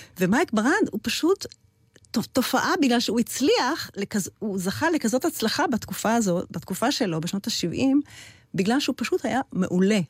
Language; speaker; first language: Hebrew; early bilingual, heritage; Hebrew